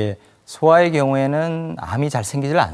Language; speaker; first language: Korean; native; Korean